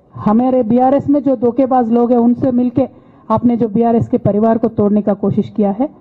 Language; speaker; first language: Hindi; non-native, local second language; Telugu